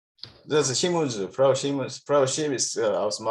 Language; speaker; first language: German; non-native, learner; Korean